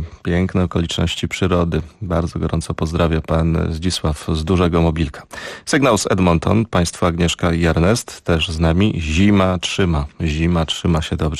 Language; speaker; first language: Polish; native; Polish